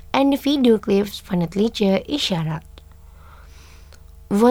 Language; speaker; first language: Dutch; non-native, fluent; Indonesian